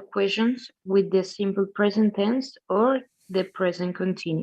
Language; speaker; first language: English; non-native, learner; Spanish